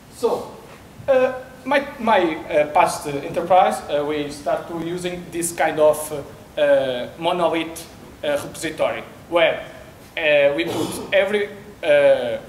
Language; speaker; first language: English; non-native, learner; Portuguese